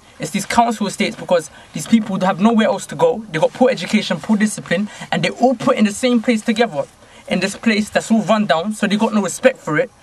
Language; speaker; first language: English; native; English